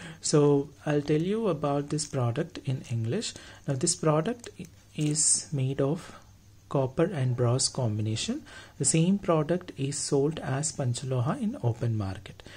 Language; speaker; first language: English; non-native, local second language; Telugu